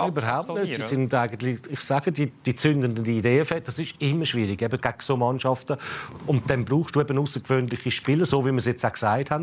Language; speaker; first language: German; native; German